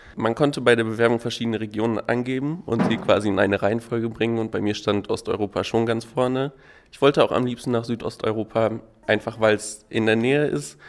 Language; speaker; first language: German; native; German